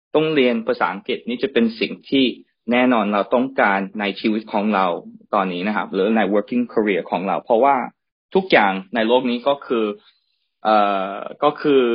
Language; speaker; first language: Thai; early bilingual, heritage; Thai